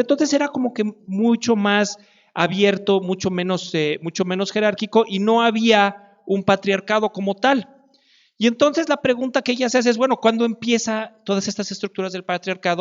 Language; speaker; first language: Spanish; native; Spanish